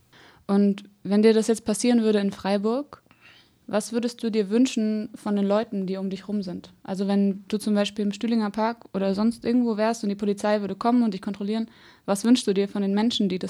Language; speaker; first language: German; native; German